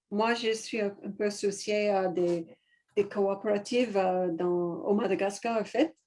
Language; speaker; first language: French; non-native, fluent; English